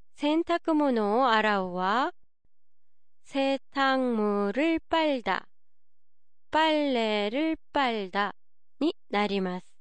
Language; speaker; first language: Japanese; non-native, fluent; Korean